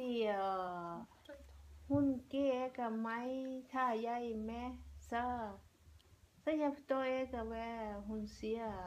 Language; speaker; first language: Danish; non-native, learner; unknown